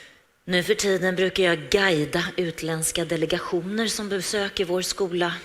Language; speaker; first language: Swedish; native; Swedish